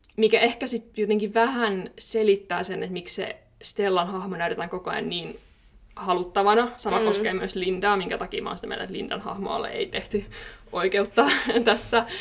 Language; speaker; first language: Finnish; native; Finnish